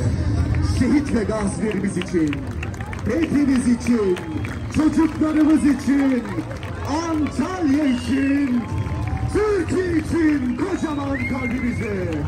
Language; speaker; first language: Turkish; native; Turkish